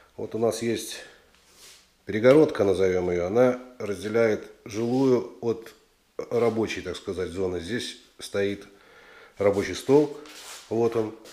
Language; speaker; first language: Russian; native; Russian